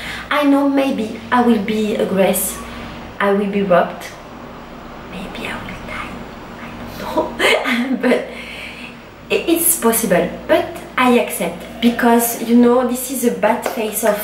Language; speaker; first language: English; non-native, learner; French